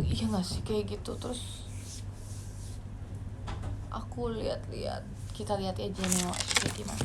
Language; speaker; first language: Indonesian; native; Indonesian